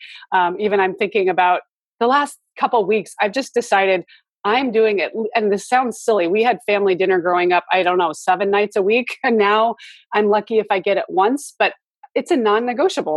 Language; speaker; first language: English; native; English